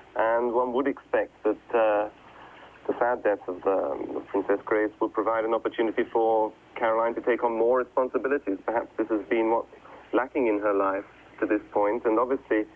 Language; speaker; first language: English; native; English